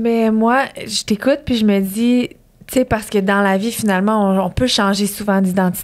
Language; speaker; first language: French; native; French